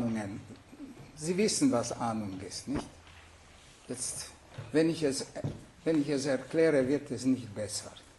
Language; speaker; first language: German; non-native, fluent; Hungarian